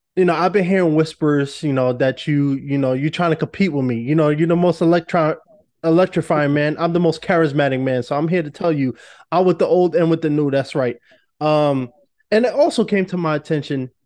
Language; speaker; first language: English; native; English